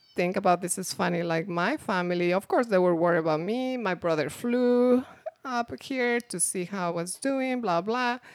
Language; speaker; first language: English; non-native, fluent; Spanish